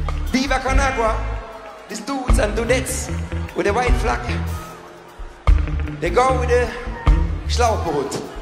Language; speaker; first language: English; non-native, fluent; German